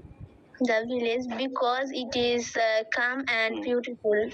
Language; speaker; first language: English; non-native, learner; Bangla